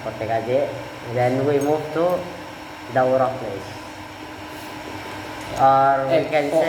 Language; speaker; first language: English; non-native, learner; Indonesian